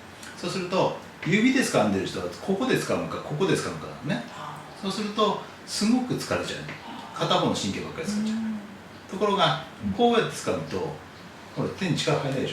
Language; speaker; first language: Japanese; native; Japanese